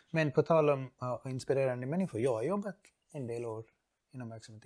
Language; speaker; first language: Swedish; non-native, fluent; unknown